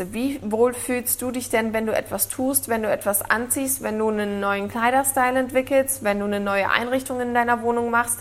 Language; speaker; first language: German; native; German